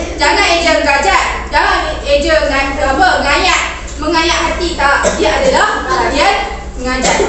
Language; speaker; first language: Malay; native; Malay